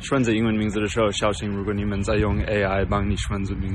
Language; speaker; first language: Chinese; non-native, fluent; English